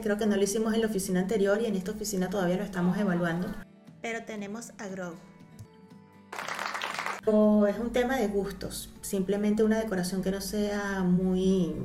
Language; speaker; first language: Spanish; native; Spanish